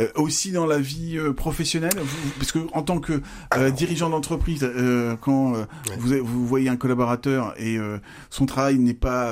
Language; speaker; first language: French; native; French